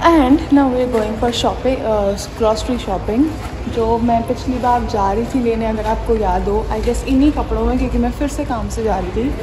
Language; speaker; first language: Hindi; non-native, local second language; Punjabi